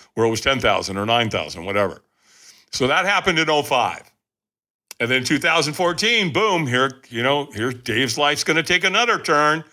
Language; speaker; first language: English; native; English